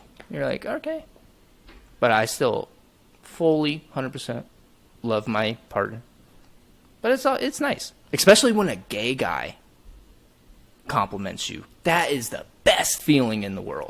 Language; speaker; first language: English; native; English